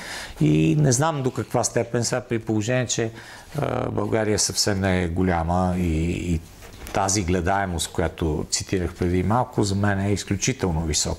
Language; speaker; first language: Bulgarian; native; Bulgarian